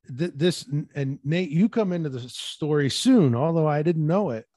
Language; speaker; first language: English; native; English